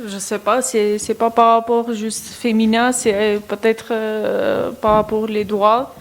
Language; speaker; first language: French; non-native, learner; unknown